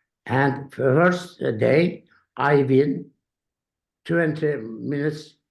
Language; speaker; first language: English; non-native, learner; Turkish